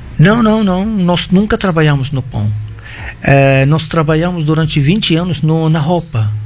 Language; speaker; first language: Portuguese; non-native, fluent; Arabic